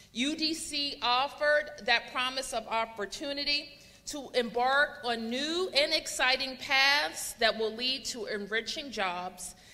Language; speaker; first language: English; native; English